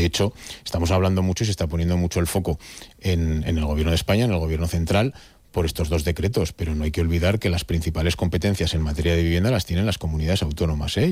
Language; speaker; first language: Spanish; native; Spanish